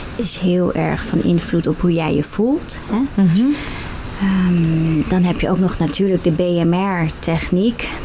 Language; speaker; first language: Dutch; native; Dutch